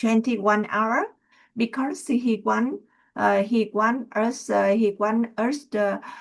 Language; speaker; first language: English; non-native, learner; Vietnamese